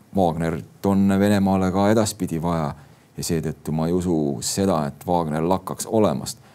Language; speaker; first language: Estonian; native; Estonian